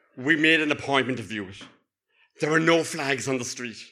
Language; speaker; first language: English; native; English